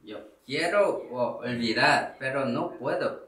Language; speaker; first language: Spanish; non-native, learner; Korean